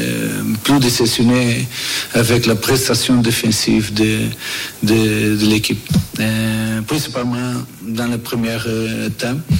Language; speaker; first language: French; non-native, learner; Portuguese